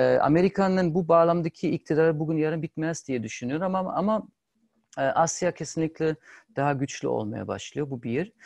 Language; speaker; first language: Turkish; non-native, fluent; German